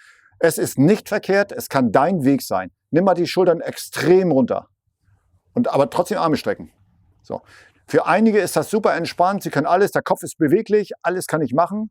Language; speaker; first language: German; native; German